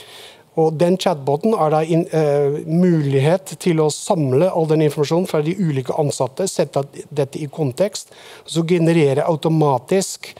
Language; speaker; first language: Norwegian; non-native, fluent; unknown